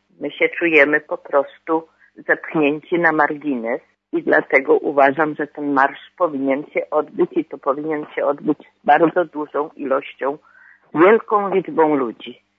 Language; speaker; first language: Polish; native; Polish